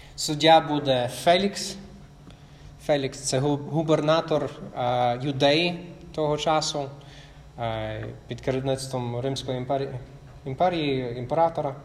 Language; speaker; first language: Ukrainian; non-native, fluent; English